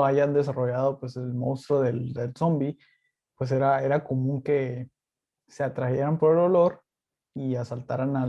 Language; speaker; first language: Spanish; native; Spanish